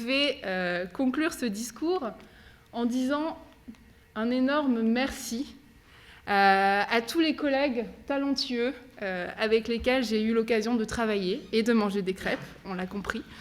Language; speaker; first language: French; native; French